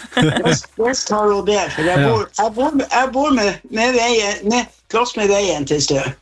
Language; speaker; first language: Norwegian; native; Norwegian